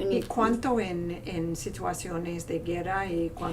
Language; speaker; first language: Spanish; non-native, fluent; English